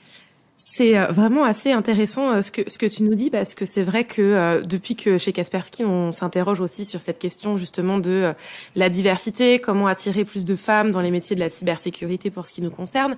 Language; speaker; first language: French; native; French